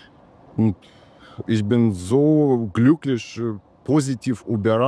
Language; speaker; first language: German; non-native, learner; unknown